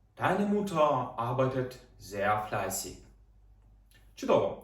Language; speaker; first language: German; non-native, fluent; Ukrainian